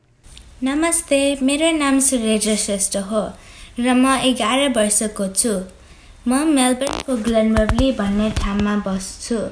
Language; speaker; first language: Nepali; early bilingual, heritage; Nepali